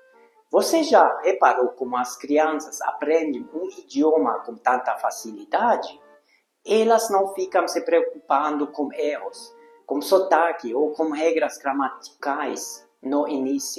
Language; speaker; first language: Portuguese; non-native, fluent; Hungarian